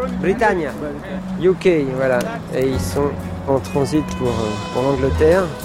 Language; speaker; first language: French; native; French